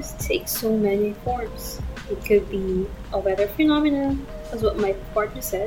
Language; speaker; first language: English; non-native, local second language; Filipino